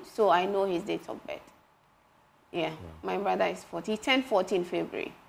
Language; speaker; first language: English; non-native, local second language; Ga